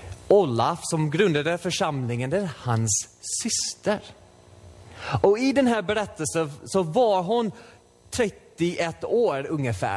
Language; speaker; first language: Swedish; non-native, fluent; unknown